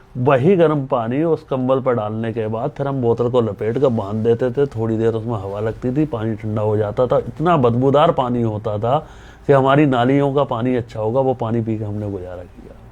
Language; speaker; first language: Hindi; native; Hindi